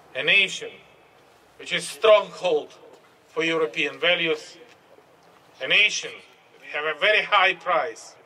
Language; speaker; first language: English; non-native, learner; Ukrainian